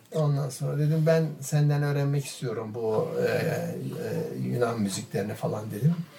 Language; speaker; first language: Turkish; native; Turkish